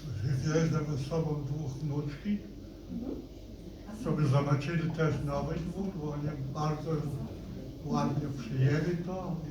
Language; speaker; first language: Polish; non-native, local second language; Yiddish